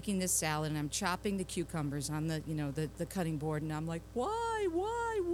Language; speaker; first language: English; native; English